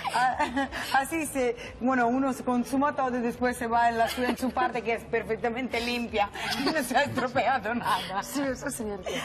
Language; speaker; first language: Spanish; non-native, fluent; Italian